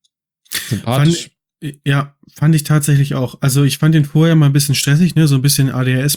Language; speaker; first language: German; native; German